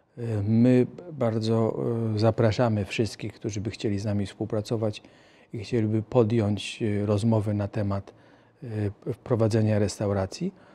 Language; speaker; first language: Polish; native; Polish